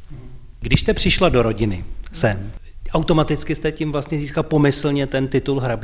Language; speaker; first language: Czech; native; Czech